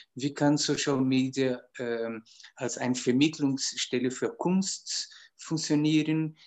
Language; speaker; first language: German; non-native, fluent; Portuguese